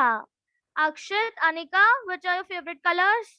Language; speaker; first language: English; non-native, local second language; Hindi